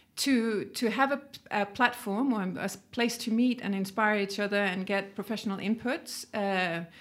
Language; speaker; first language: English; non-native, fluent; Danish